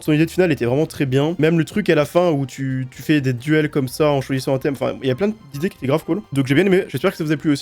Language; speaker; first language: French; native; French